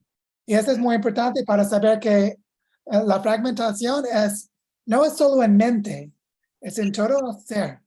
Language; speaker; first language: Spanish; non-native, fluent; English